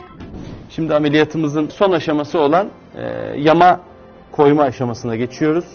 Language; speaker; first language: Turkish; native; Turkish